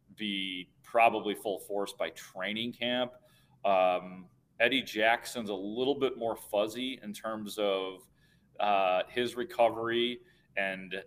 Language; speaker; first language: English; native; English